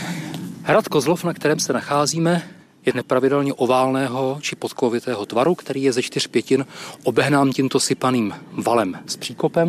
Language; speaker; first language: Czech; native; Czech